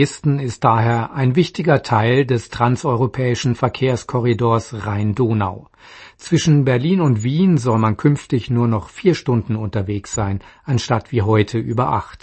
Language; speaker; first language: German; native; German